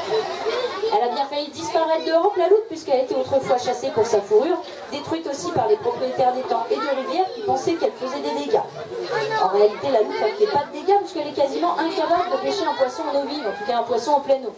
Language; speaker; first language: French; native; French